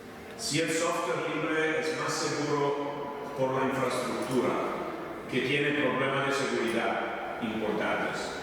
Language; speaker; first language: Spanish; non-native, fluent; Italian